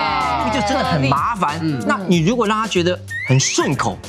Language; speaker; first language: Chinese; native; Chinese